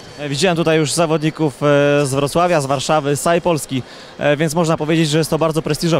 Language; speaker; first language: Polish; native; Polish